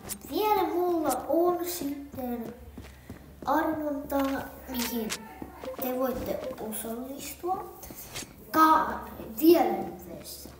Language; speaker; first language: Finnish; early bilingual, other home language; Russian